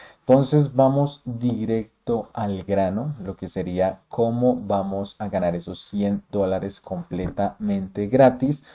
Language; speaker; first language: Spanish; native; Spanish